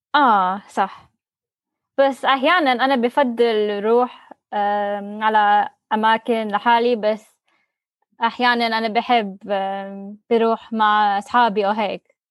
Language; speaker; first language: Arabic; non-native, learner; English